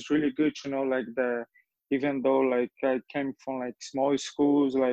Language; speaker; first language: English; non-native, fluent; Portuguese